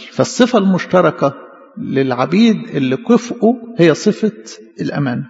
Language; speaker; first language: Arabic; native; Arabic